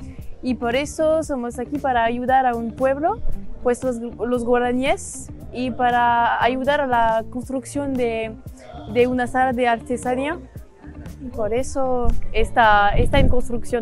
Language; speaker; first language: Spanish; non-native, learner; French